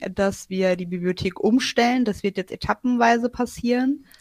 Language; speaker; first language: German; native; German